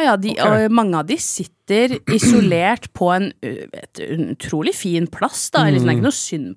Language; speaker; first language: Norwegian; native; Norwegian